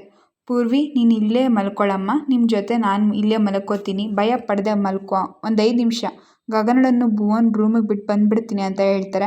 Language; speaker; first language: Kannada; native; Kannada